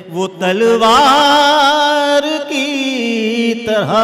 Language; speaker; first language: Urdu; native; Urdu